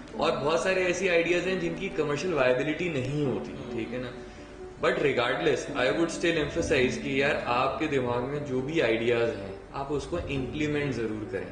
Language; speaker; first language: Urdu; native; Urdu